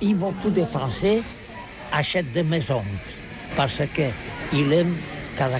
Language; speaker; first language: French; non-native, learner; Catalan